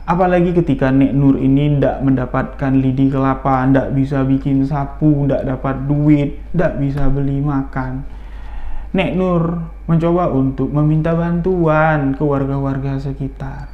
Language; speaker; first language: Indonesian; native; Indonesian